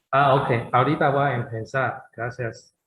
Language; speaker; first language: Spanish; non-native, learner; Chinese